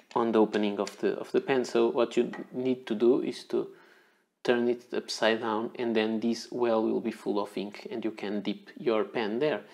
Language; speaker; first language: English; non-native, fluent; Portuguese